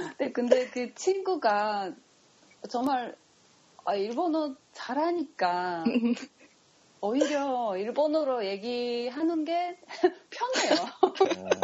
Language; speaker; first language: Korean; non-native, fluent; Japanese